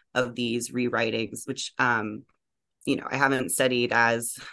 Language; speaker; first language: English; native; English